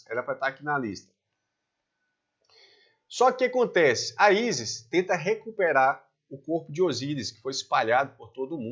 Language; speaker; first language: Portuguese; native; Portuguese